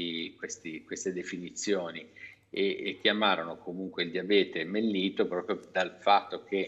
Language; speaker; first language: Italian; native; Italian